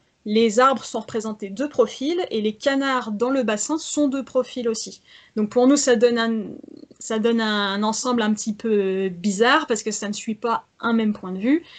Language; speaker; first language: French; native; French